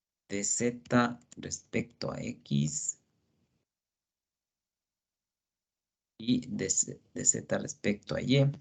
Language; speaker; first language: Spanish; native; Spanish